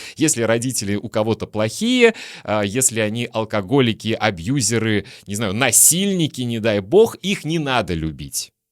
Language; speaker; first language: Russian; native; Russian